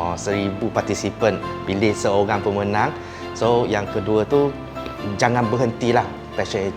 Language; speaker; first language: Malay; native; Malay